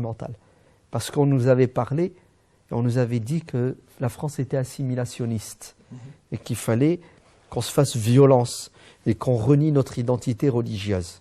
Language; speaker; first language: French; early bilingual, other home language; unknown